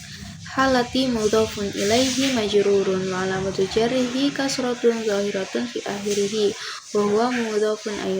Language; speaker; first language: Arabic; non-native, learner; Indonesian